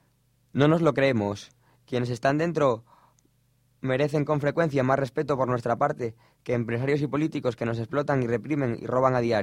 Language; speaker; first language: Spanish; native; Spanish